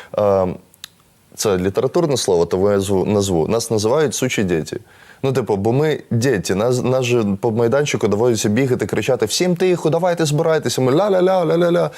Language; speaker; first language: Ukrainian; non-native, local second language; Russian